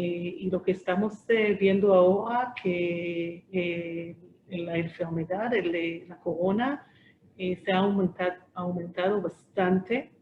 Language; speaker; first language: Spanish; non-native, fluent; Hebrew